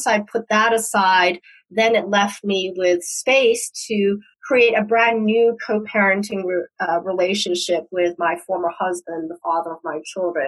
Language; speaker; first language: English; non-native, local second language; Cantonese